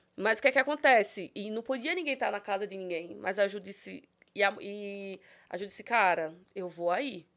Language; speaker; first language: Portuguese; native; Portuguese